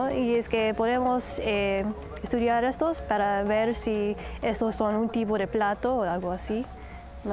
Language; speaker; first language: Spanish; non-native, fluent; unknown